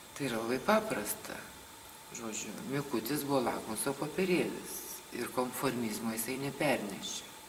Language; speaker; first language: Lithuanian; native; Lithuanian